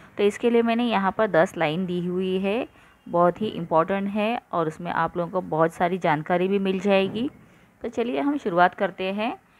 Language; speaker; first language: Hindi; non-native, local second language; Marathi